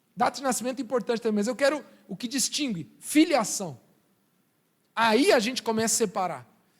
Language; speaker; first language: Portuguese; early bilingual, other home language; Spanish